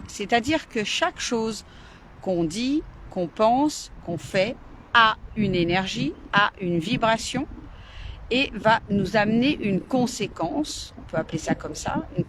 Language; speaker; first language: French; native; French